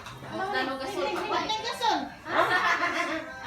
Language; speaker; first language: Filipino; non-native, local second language; Cebuano